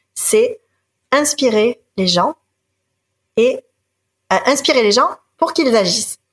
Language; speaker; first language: French; native; French